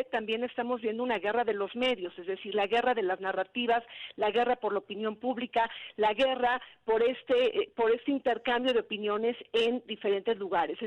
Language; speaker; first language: Spanish; native; Spanish